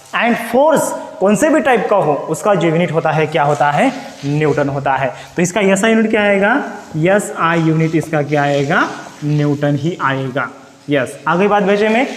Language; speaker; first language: Hindi; non-native, local second language; Marathi